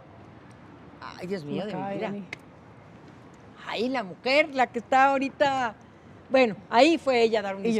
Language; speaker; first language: Spanish; native; Spanish